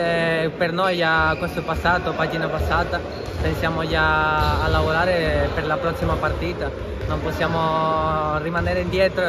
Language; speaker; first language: Italian; non-native, fluent; Spanish